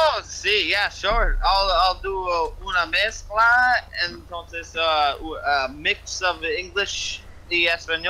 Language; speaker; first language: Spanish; non-native, learner; English